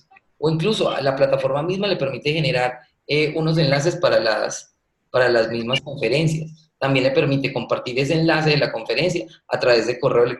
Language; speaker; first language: Spanish; native; Spanish